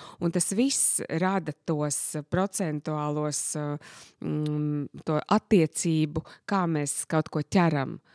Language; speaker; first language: Latvian; native; Latvian